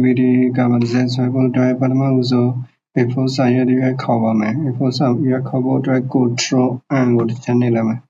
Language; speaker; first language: Burmese; native; Burmese